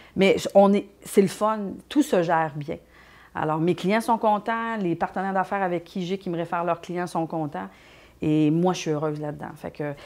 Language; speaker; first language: French; native; French